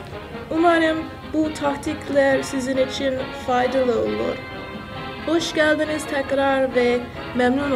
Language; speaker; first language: Turkish; non-native, learner; English